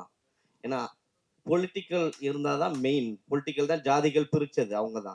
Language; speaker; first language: Tamil; native; Tamil